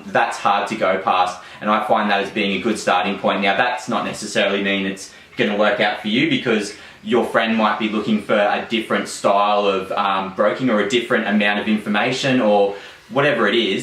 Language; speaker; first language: English; native; English